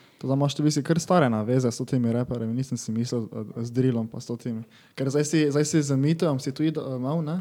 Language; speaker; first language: Slovenian; native; Slovenian